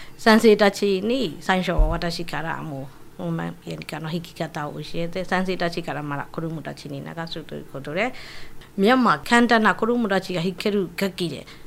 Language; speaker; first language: Japanese; non-native, fluent; Burmese